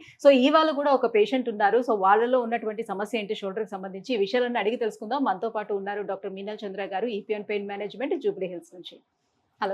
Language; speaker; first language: Telugu; native; Telugu